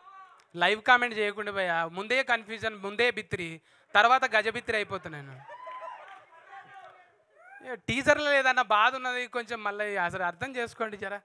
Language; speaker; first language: Telugu; native; Telugu